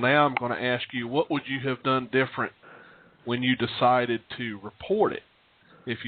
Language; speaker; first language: English; native; English